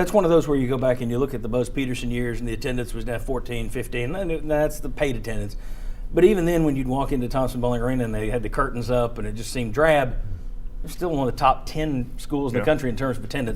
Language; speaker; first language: English; native; English